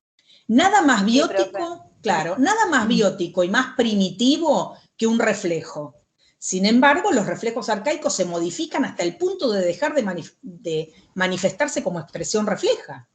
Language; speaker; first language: Spanish; native; Spanish